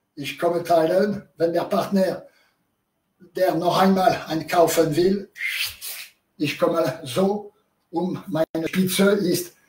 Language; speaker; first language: German; non-native, learner; French